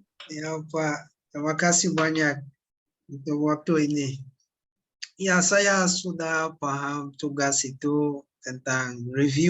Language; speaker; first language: Indonesian; non-native, learner; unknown